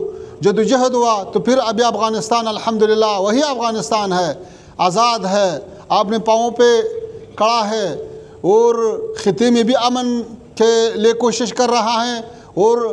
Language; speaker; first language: Hindi; non-native, fluent; Pashto